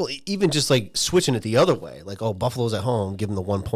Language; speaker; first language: English; native; English